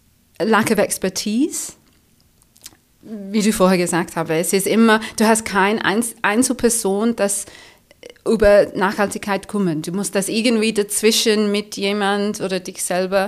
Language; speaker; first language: German; non-native, fluent; English